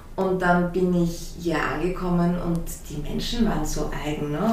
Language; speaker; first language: German; early bilingual, heritage; German